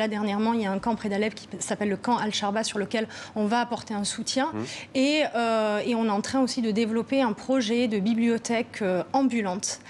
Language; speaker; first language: French; native; French